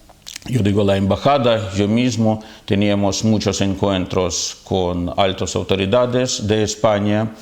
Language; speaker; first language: Spanish; non-native, fluent; Ukrainian